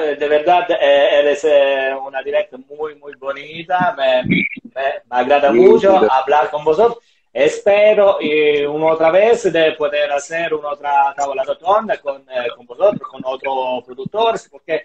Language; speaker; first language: Spanish; non-native, learner; Italian